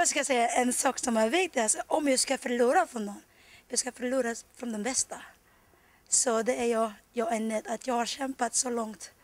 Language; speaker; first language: Swedish; non-native, fluent; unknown